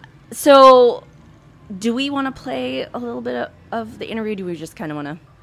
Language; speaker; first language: English; native; English